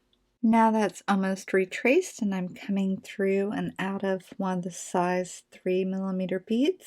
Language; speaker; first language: English; native; English